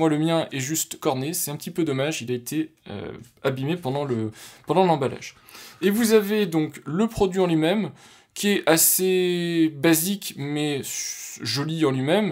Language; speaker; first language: French; native; French